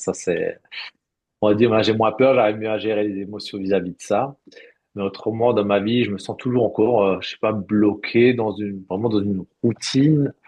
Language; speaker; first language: French; native; French